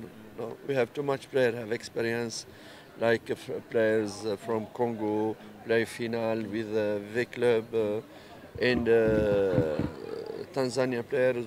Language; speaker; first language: English; non-native, learner; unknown